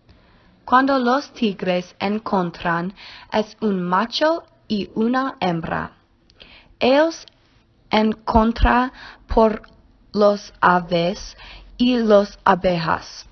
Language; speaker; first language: Spanish; non-native, learner; English